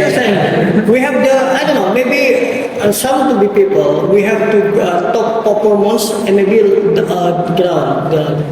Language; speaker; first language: English; non-native, learner; Indonesian